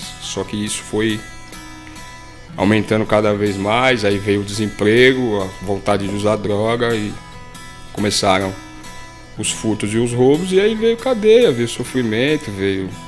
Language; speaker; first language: Portuguese; native; Portuguese